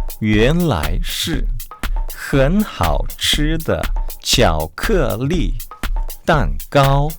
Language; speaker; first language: Chinese; non-native, fluent; Korean